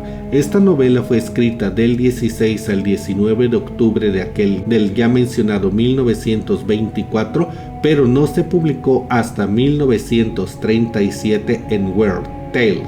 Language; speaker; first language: Spanish; native; Spanish